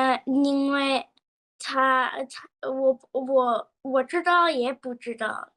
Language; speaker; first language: Chinese; early bilingual, heritage; Chinese